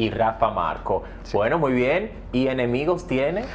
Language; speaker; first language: Spanish; native; Spanish